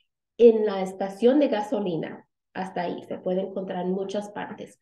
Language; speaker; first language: Spanish; early bilingual, heritage; Spanish